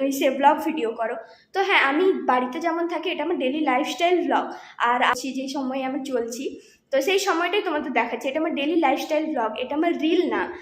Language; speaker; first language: Bangla; non-native, local second language; Santali